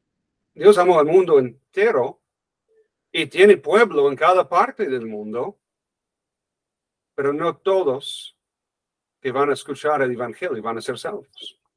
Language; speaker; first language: Spanish; non-native, fluent; English